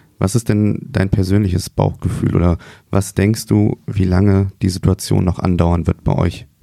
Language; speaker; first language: German; native; German